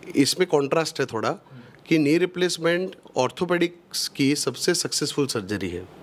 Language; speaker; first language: Hindi; non-native, local second language; Gujarati